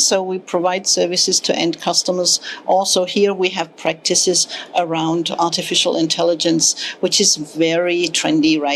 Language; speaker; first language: English; non-native, fluent; German